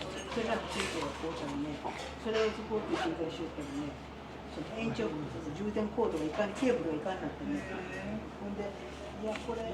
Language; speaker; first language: Japanese; native; Japanese